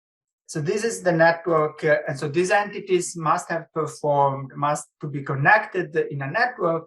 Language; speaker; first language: English; non-native, fluent; Italian